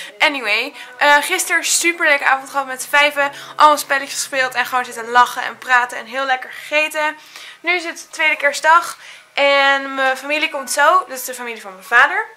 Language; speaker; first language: Dutch; native; Dutch